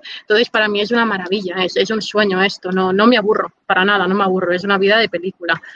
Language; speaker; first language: Spanish; native; Spanish